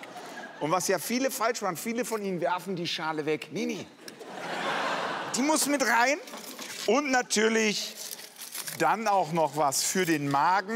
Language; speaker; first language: German; native; German